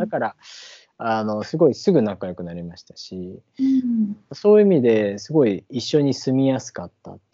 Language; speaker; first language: Japanese; native; Japanese